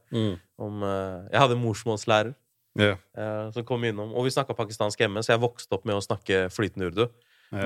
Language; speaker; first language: Norwegian; early bilingual, other home language; Urdu